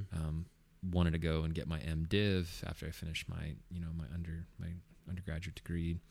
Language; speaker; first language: English; early bilingual, other home language; Spanish